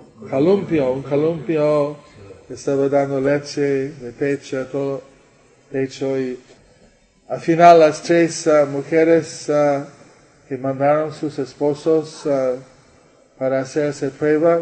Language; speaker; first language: Spanish; non-native, learner; English